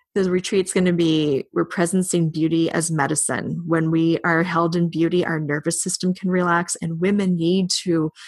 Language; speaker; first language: English; native; English